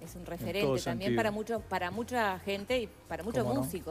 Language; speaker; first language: Spanish; native; Spanish